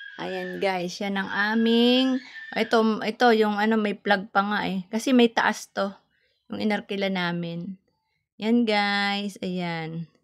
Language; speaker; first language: Filipino; non-native, local second language; Waray